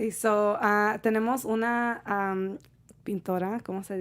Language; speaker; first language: Spanish; early bilingual, heritage; Spanish